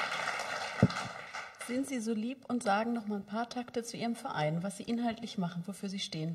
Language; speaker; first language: German; native; German